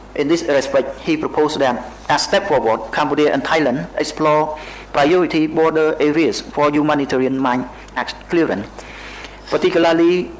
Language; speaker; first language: English; non-native, fluent; Khmer